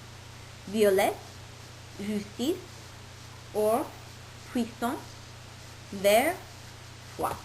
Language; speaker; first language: French; non-native, learner; English